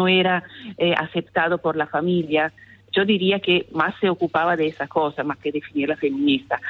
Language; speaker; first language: Spanish; non-native, fluent; Italian